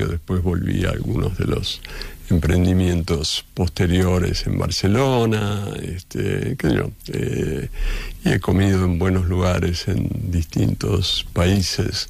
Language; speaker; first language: Spanish; native; Spanish